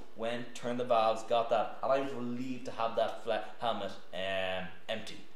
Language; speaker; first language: English; native; English